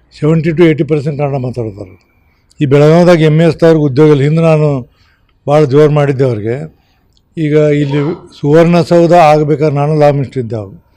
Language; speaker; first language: Kannada; native; Kannada